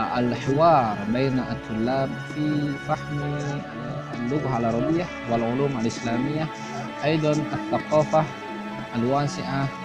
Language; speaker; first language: Arabic; non-native, fluent; Indonesian